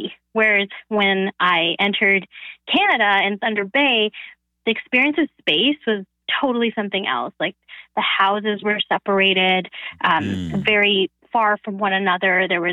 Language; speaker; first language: English; non-native, fluent; Bangla